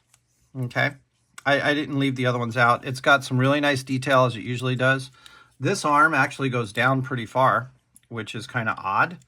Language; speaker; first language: English; native; English